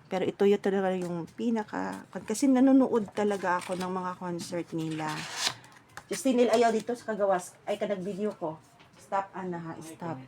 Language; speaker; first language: Filipino; native; Filipino